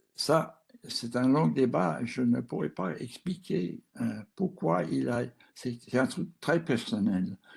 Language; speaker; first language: French; non-native, fluent; English